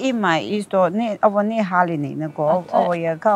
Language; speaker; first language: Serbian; non-native, learner; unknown